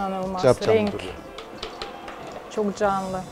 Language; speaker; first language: Turkish; non-native, fluent; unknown